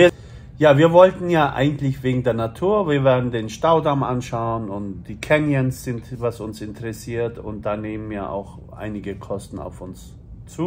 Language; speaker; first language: German; early bilingual, other home language; Turkish